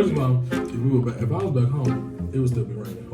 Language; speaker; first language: English; native; English